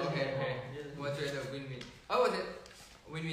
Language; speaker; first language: Chinese; non-native, fluent; Thai